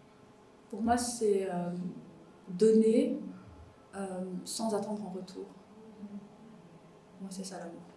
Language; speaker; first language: French; non-native, local second language; Malagasy